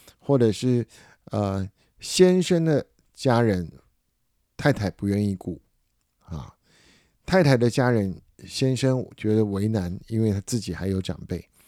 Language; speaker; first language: Chinese; native; Chinese